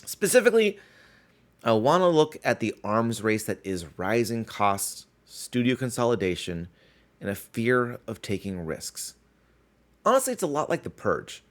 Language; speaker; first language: English; native; English